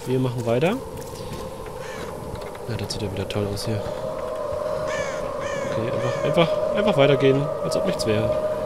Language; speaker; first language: German; native; German